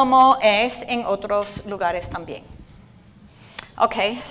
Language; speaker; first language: Spanish; non-native, fluent; English